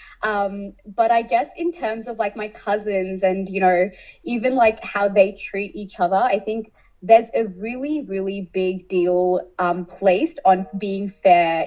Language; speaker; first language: English; early bilingual, other home language; Hindi